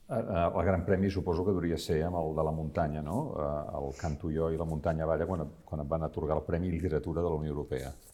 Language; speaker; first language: Catalan; native; Catalan